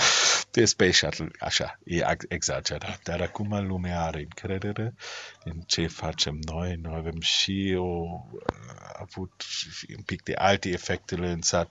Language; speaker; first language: Romanian; non-native, learner; German